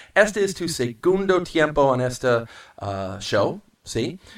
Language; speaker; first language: Spanish; non-native, learner; English